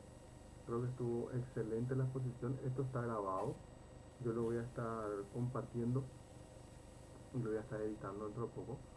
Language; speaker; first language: Spanish; native; Spanish